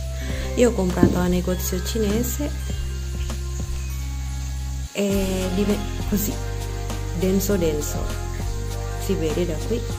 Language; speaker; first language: Italian; non-native, learner; Indonesian